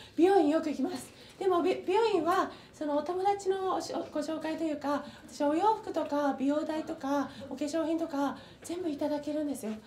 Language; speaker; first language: Japanese; native; Japanese